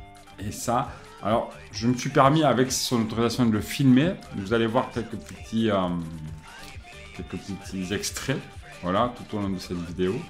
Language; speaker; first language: French; native; French